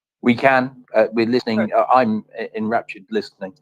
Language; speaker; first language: English; native; English